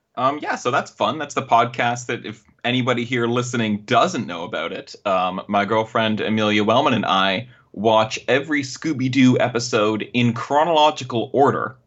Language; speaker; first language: English; native; English